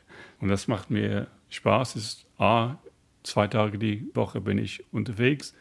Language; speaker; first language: German; non-native, fluent; English